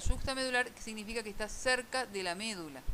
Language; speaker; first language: Spanish; native; Spanish